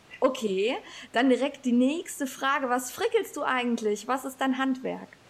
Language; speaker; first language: German; native; German